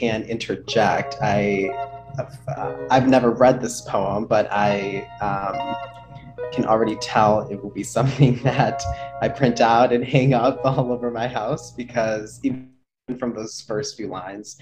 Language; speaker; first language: English; early bilingual, other home language; Spanish